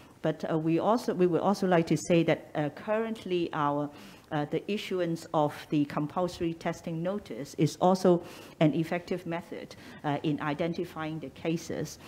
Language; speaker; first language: English; non-native, local second language; Cantonese